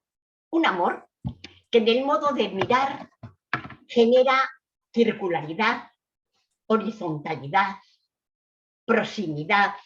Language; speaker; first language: Spanish; native; Spanish